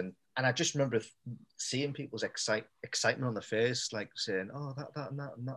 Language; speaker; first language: English; native; English